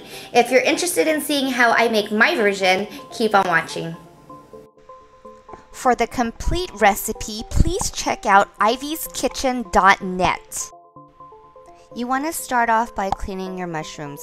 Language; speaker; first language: English; native; English